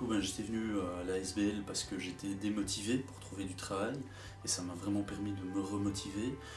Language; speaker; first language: French; native; French